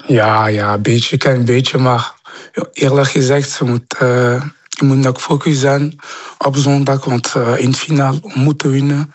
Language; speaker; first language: Dutch; non-native, local second language; French